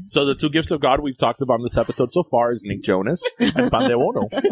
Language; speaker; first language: English; early bilingual, other home language; Spanish